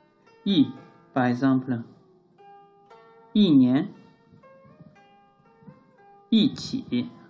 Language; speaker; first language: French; non-native, learner; Chinese